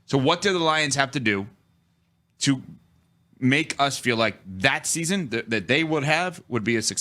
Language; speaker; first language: English; native; English